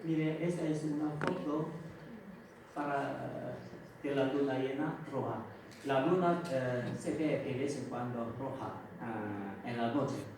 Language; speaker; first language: Spanish; non-native, fluent; Korean